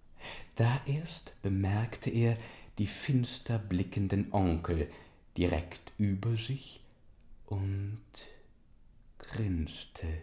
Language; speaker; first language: German; native; German